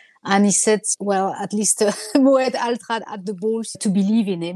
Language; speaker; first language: English; non-native, fluent; French